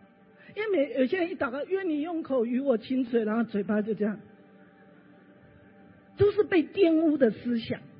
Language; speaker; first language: Chinese; native; Chinese